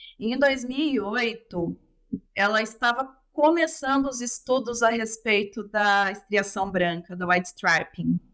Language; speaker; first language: Portuguese; native; Portuguese